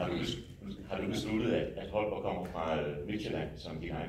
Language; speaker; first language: Danish; native; Danish